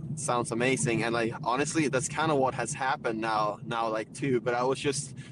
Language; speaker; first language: English; non-native, fluent; Swedish